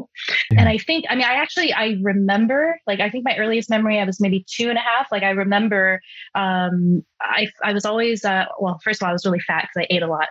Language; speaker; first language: English; early bilingual, other home language; Chinese